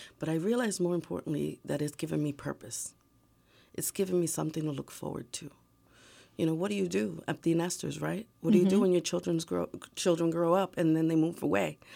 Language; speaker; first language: English; early bilingual, other home language; Spanish